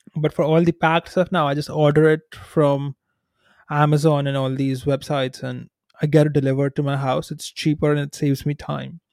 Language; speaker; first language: English; non-native, local second language; Hindi